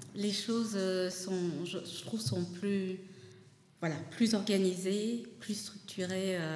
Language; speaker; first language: French; non-native, local second language; Lingala